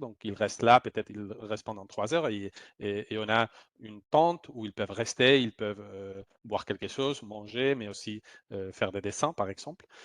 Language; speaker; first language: French; non-native, fluent; Spanish